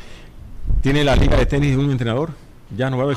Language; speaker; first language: Spanish; native; Spanish